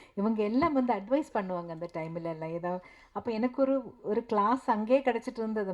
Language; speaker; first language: Tamil; non-native, local second language; Malayalam